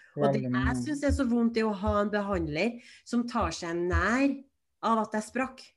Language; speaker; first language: Norwegian; native; Norwegian